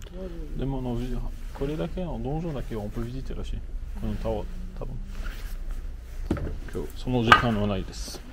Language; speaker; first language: Japanese; non-native, fluent; French